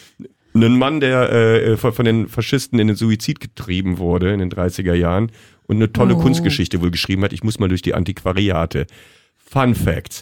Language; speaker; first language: German; native; German